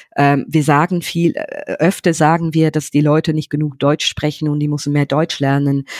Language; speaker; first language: German; non-native, fluent; English